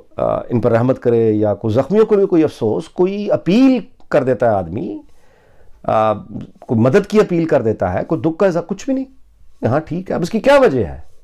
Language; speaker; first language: Urdu; native; Urdu